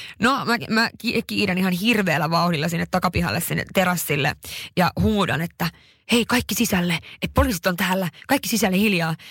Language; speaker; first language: Finnish; early bilingual, heritage; Finnish